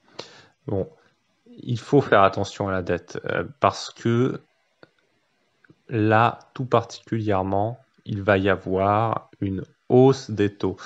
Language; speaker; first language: French; native; French